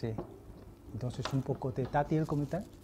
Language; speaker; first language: Spanish; non-native, fluent; Chinese